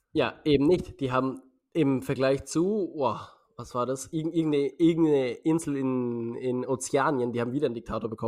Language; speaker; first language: German; native; German